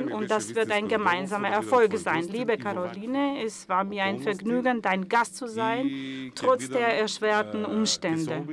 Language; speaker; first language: German; non-native, fluent; Macedonian